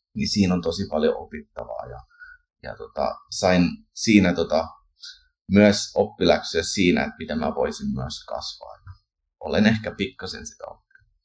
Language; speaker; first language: Finnish; early bilingual, heritage; Finnish